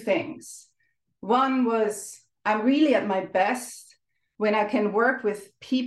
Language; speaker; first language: English; non-native, fluent; German